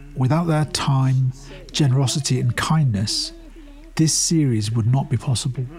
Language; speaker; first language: English; early bilingual, other home language; Urdu